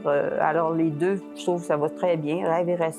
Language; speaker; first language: French; native; French